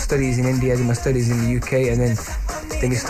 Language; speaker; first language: English; native; English